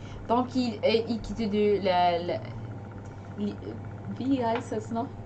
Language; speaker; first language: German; non-native, learner; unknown